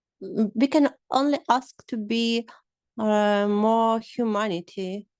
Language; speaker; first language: English; non-native, learner; Ukrainian